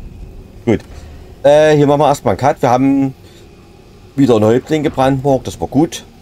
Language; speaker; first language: German; native; German